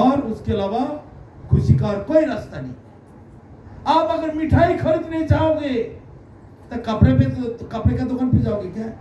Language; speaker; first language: Hindi; non-native, local second language; Bangla